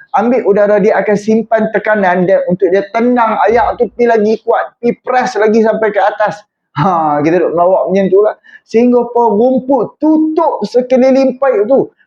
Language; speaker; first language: Malay; native; Malay